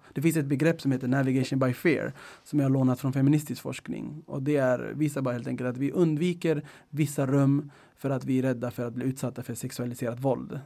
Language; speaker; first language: Swedish; early bilingual, other home language; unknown